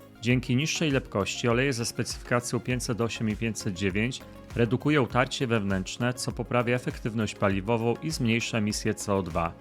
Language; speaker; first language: Polish; native; Polish